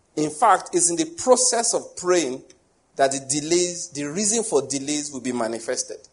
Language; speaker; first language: English; non-native, local second language; Yoruba